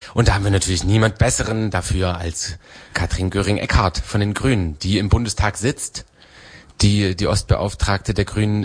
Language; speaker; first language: German; native; German